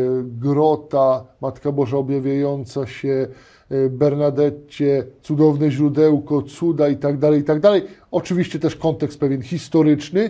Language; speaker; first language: Polish; native; Polish